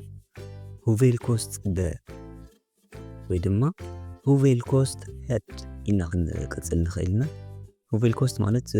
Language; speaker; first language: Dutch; non-native, fluent; Tigrinya